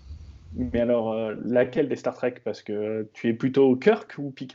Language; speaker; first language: French; native; French